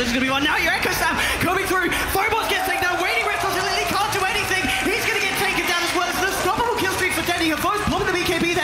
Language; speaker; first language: English; native; English